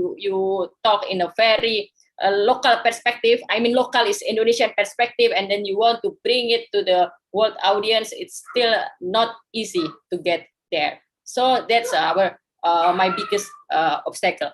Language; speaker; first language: English; non-native, fluent; Indonesian